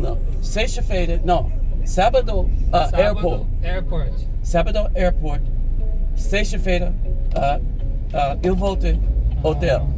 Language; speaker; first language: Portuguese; non-native, learner; English